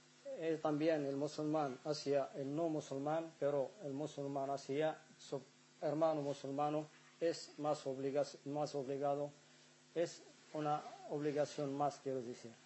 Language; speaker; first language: Spanish; non-native, fluent; Arabic